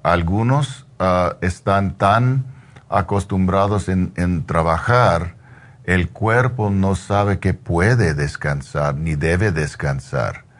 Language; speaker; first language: Spanish; non-native, learner; English